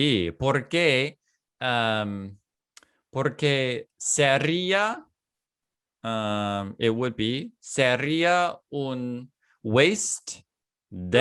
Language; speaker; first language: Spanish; non-native, fluent; English